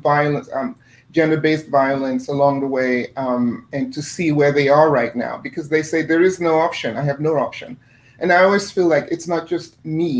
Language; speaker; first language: English; non-native, fluent; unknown